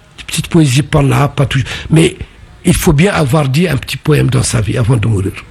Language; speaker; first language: French; non-native, local second language; Arabic